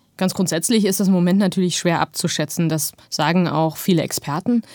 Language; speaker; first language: German; native; German